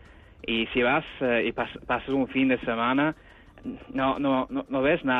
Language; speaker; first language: Spanish; non-native, fluent; English